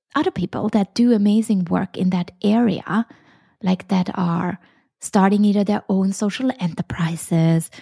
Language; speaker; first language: English; non-native, fluent; German